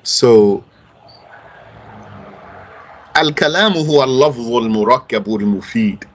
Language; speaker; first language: Arabic; non-native, fluent; English